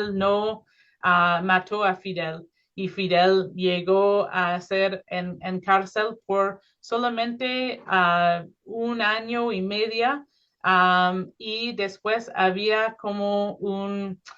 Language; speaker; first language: Spanish; non-native, fluent; English